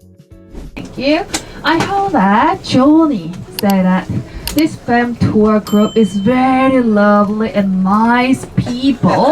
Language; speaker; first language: English; non-native, learner; Korean